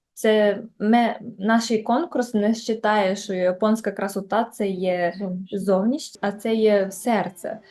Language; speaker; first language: Ukrainian; early bilingual, heritage; Ukrainian